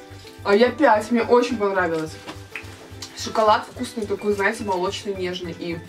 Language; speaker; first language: Russian; native; Russian